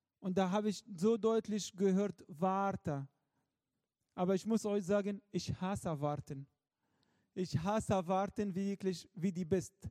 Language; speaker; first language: German; non-native, fluent; Arabic